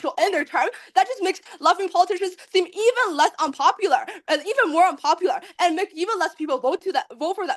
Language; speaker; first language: English; non-native, fluent; Chinese